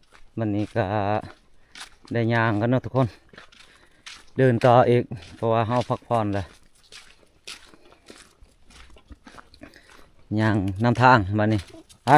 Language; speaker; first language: Thai; non-native, local second language; Northeastern Thai